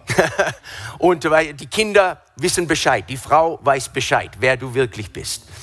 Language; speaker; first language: German; non-native, fluent; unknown